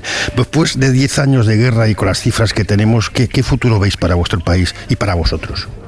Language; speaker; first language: Spanish; native; Spanish